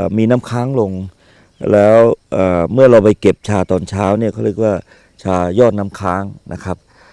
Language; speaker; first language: Thai; native; Thai